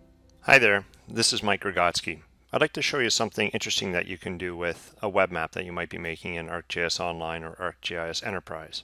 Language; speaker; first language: English; native; English